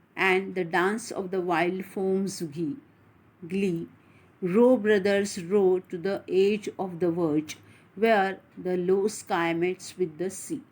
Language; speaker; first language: English; non-native, local second language; Marathi